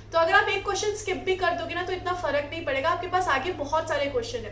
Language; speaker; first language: Hindi; native; Hindi